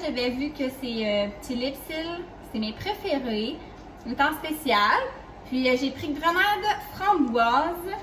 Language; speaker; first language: French; native; French